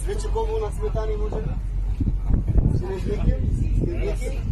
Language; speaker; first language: Czech; non-native, fluent; Arabic